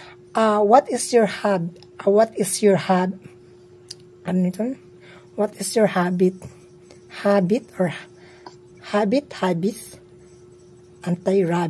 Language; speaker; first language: English; non-native, learner; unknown